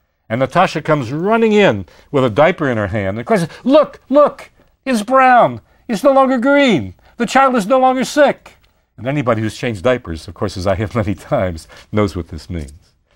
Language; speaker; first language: English; native; English